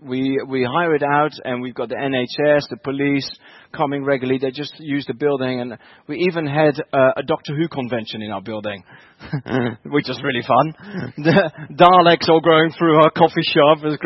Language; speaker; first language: English; non-native, fluent; Dutch